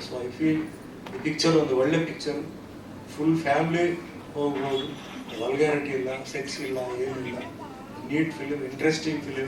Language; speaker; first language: Kannada; non-native, fluent; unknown